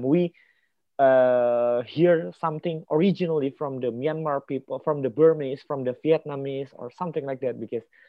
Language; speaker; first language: English; non-native, fluent; Indonesian